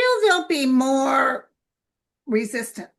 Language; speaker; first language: English; native; English